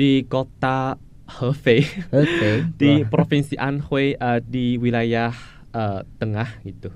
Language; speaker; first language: Indonesian; non-native, fluent; Chinese